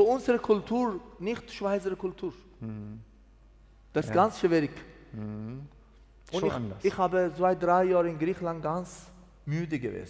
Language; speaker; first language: German; non-native, learner; Persian